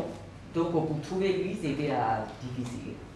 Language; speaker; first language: French; non-native, learner; Burmese